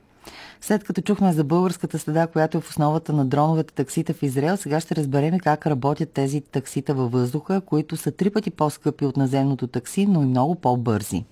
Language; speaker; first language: Bulgarian; native; Bulgarian